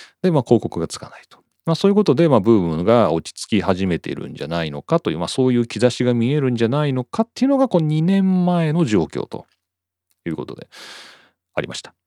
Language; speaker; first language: Japanese; native; Japanese